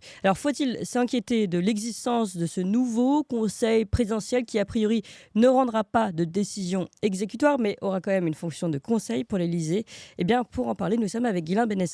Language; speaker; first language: French; native; French